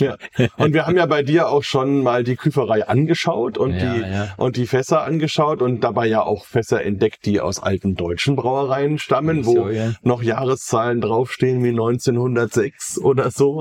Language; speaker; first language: German; native; German